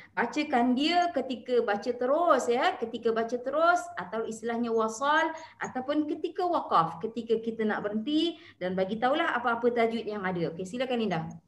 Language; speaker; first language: Malay; native; Malay